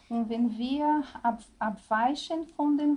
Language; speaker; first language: German; non-native, learner; Portuguese